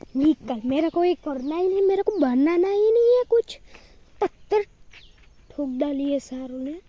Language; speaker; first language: Hindi; non-native, local second language; Gujarati